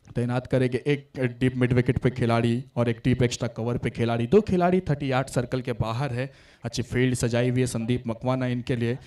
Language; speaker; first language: Hindi; non-native, local second language; Marathi